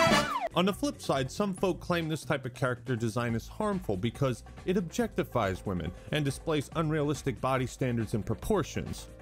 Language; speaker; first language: English; native; English